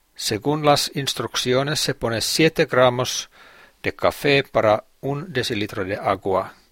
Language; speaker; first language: Spanish; non-native, fluent; Finnish